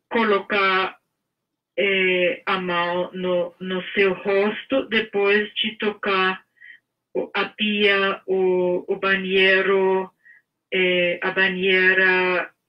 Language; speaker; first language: Portuguese; non-native, fluent; English